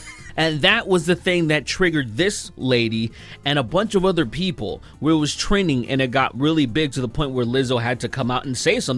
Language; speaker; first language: English; native; English